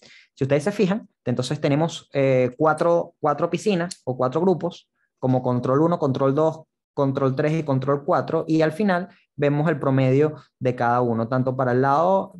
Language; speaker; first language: Spanish; native; Spanish